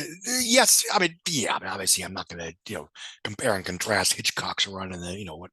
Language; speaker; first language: English; native; English